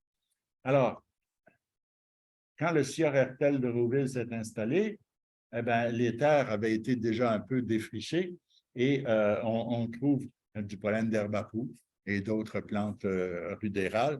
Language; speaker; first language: French; native; French